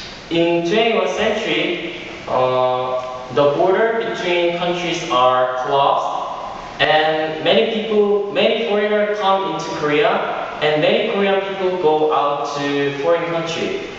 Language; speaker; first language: English; non-native, fluent; Korean